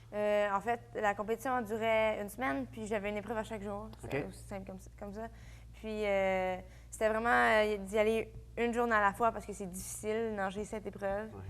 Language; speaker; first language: French; native; French